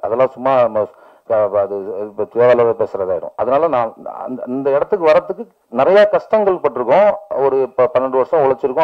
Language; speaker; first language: Tamil; native; Tamil